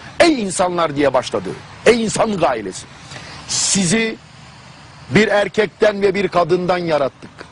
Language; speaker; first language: Turkish; non-native, fluent; German